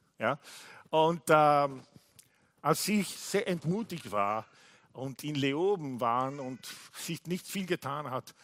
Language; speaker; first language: German; non-native, fluent; English